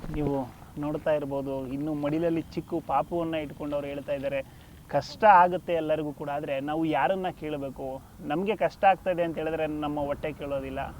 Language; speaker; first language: Kannada; native; Kannada